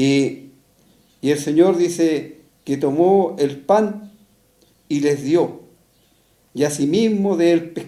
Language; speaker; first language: Spanish; native; Spanish